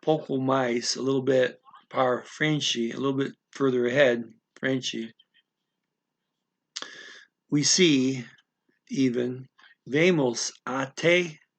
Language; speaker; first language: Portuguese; non-native, learner; English